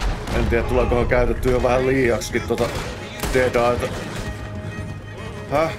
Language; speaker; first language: Finnish; native; Finnish